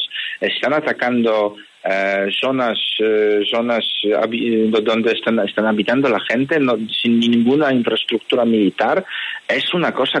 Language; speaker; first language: Spanish; non-native, fluent; Polish